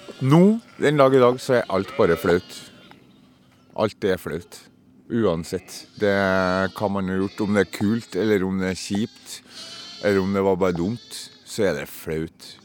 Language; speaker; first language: Norwegian; native; Norwegian